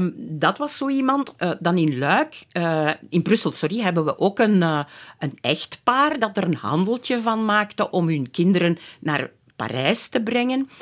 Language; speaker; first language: Dutch; native; Dutch